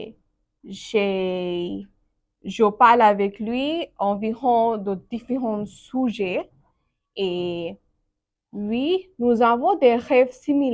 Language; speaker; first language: French; non-native, learner; Bangla